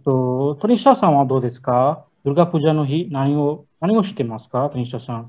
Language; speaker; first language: Japanese; non-native, learner; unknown